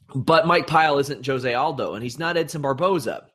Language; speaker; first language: English; native; English